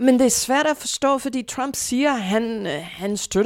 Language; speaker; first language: Danish; non-native, fluent; English